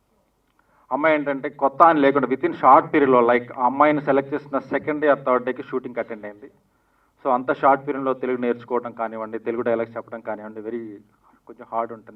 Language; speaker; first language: Telugu; native; Telugu